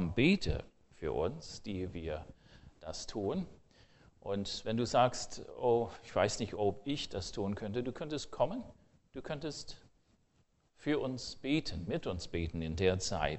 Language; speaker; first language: German; non-native, fluent; English